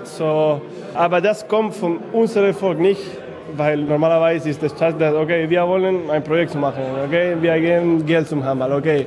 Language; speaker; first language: German; non-native, fluent; Spanish